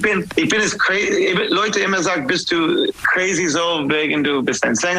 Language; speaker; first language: German; non-native, learner; English